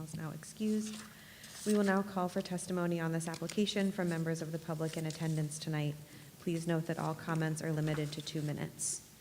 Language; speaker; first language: English; native; English